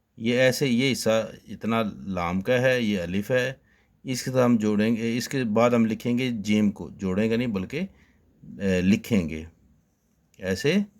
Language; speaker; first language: Urdu; native; Urdu